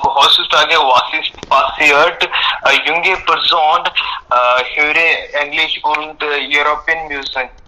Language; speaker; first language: German; non-native, learner; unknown